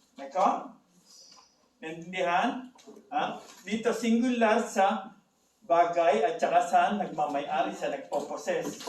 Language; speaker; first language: Filipino; native; Filipino